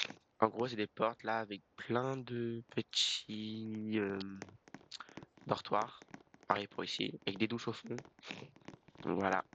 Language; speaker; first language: French; native; French